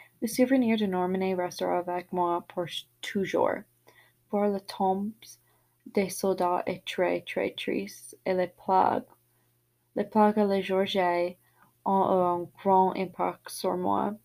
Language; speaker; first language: French; non-native, learner; English